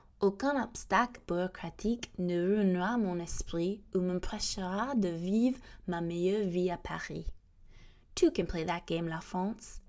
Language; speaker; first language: French; non-native, fluent; English